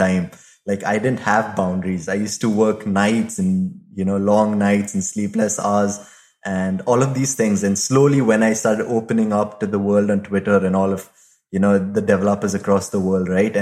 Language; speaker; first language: English; non-native, local second language; Hindi